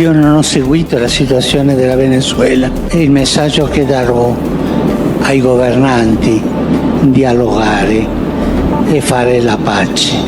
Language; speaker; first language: Italian; non-native, fluent; Spanish